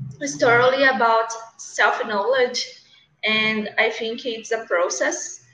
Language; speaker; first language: English; non-native, learner; Portuguese